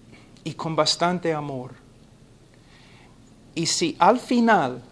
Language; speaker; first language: Spanish; non-native, fluent; English